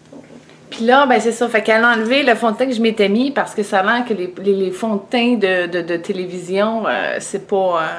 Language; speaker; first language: French; native; French